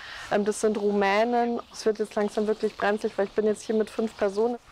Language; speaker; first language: German; native; German